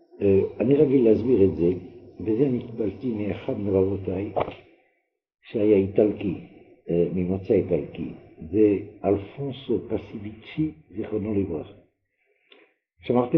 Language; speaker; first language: Hebrew; non-native, fluent; French